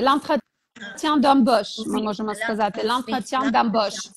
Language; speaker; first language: French; non-native, fluent; Ukrainian